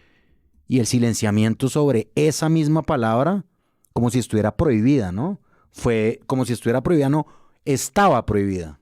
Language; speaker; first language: Spanish; native; Spanish